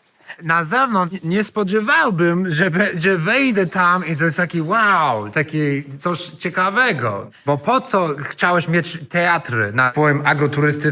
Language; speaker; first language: Polish; non-native, learner; English